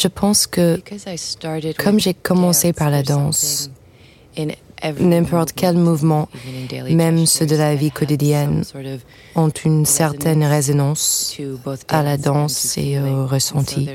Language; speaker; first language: French; non-native, fluent; English